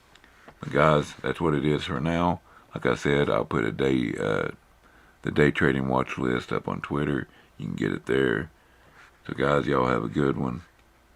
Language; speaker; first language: English; native; English